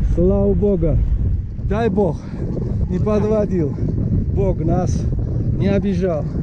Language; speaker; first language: Russian; non-native, local second language; Uzbek